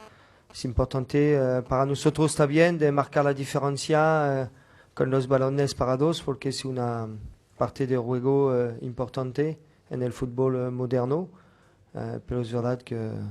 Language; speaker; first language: Spanish; non-native, fluent; French